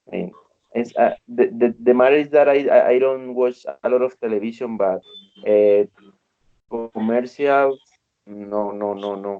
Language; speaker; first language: English; non-native, learner; Spanish